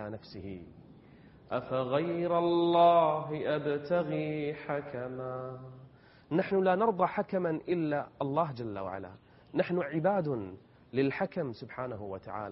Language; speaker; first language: Arabic; native; Arabic